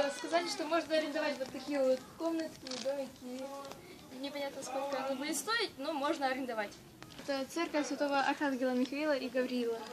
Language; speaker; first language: Russian; native; Russian